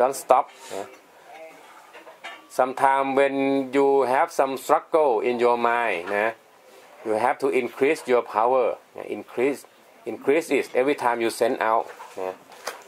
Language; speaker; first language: English; non-native, learner; Thai